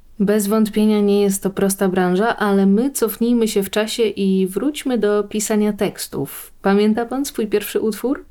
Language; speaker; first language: Polish; native; Polish